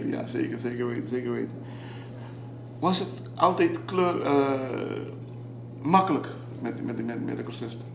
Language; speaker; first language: Dutch; non-native, local second language; Papiamento